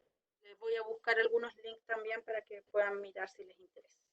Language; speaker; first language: Spanish; native; Spanish